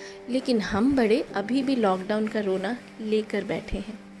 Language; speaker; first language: Hindi; native; Hindi